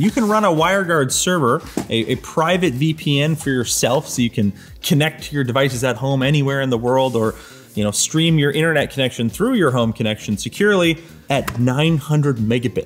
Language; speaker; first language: English; native; English